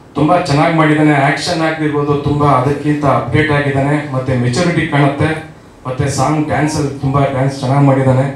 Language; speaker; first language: Kannada; native; Kannada